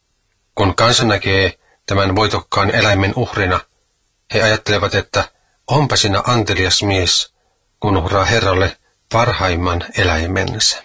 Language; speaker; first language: Finnish; native; Finnish